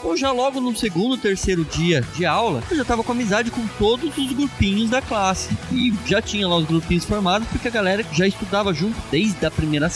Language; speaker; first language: Portuguese; native; Portuguese